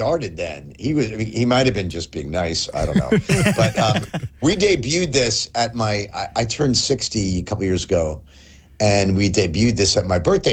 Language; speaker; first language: English; native; English